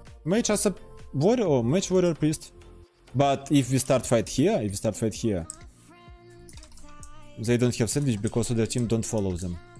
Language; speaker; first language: English; non-native, learner; Russian